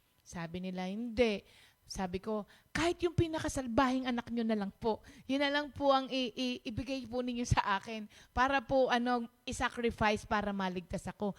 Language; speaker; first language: Filipino; non-native, local second language; Pampanga